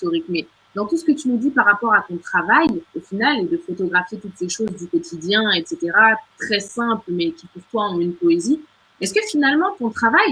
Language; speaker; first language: French; native; French